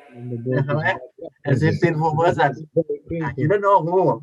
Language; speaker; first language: English; non-native, learner; Thai